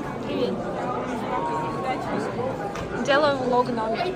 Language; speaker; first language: Russian; non-native, learner; Mongolian